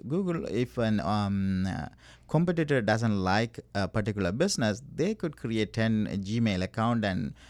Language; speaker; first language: English; non-native, local second language; Tamil